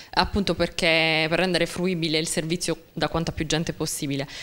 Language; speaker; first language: Italian; native; Italian